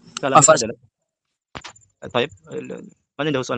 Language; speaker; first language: Arabic; non-native, fluent; Indonesian